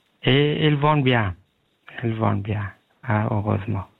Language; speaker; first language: French; non-native, learner; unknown